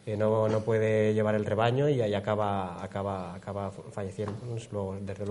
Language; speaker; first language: Spanish; native; Spanish